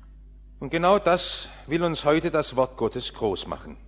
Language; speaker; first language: German; native; German